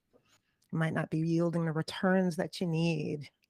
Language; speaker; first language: English; native; English